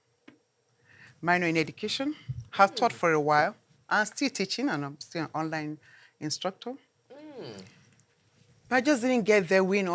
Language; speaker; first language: English; non-native, local second language; Igbo